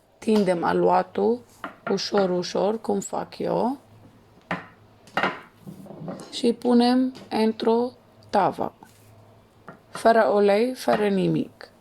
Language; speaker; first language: Romanian; non-native, learner; Arabic